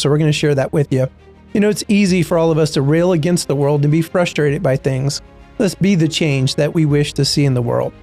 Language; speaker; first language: English; native; English